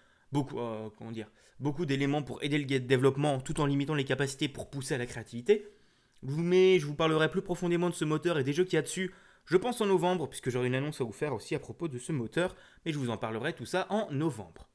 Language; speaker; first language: French; native; French